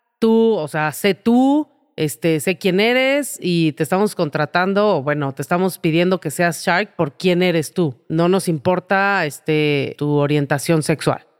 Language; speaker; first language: Spanish; native; Spanish